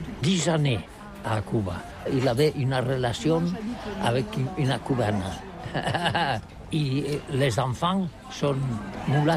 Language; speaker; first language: French; non-native, learner; Catalan